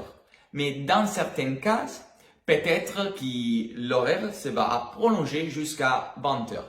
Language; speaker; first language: French; non-native, learner; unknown